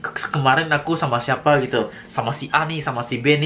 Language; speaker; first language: Indonesian; native; Indonesian